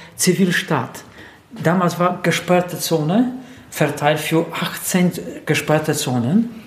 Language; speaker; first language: German; non-native, learner; Polish